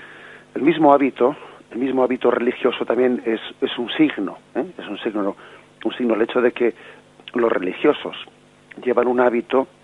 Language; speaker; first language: Spanish; native; Spanish